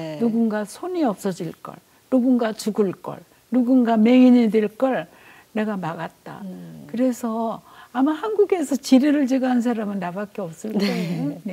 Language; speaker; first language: Korean; native; Korean